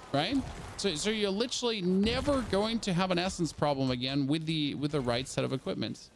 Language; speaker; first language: English; non-native, fluent; German